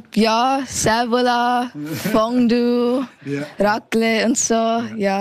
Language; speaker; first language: German; early bilingual, heritage; German